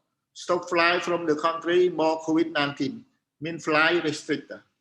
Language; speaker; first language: English; non-native, learner; Khmer